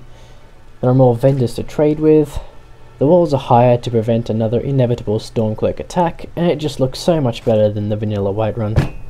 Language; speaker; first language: English; native; English